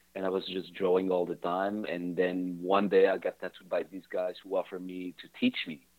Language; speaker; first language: English; non-native, fluent; French